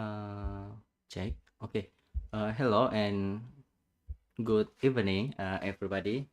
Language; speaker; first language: English; non-native, learner; Indonesian